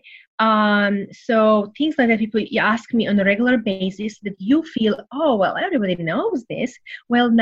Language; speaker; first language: English; non-native, fluent; Serbian